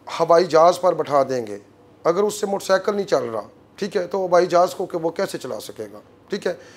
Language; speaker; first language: Urdu; non-native, local second language; Punjabi